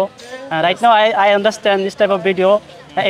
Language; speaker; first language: English; non-native, learner; Bangla